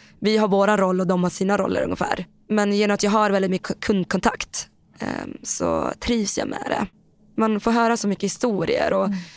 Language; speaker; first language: Swedish; native; Swedish